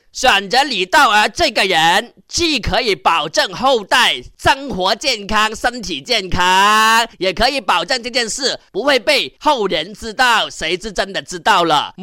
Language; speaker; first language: Chinese; non-native, local second language; Cantonese